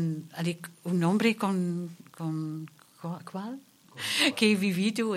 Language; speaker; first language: Spanish; non-native, learner; German